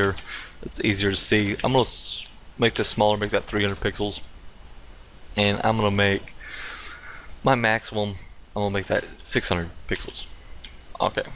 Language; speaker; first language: English; native; English